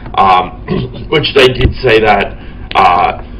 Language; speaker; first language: English; native; English